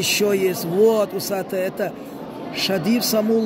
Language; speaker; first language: Russian; non-native, local second language; Uzbek